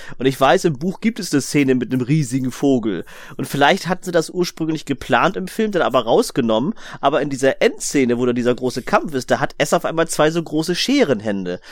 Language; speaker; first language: German; native; German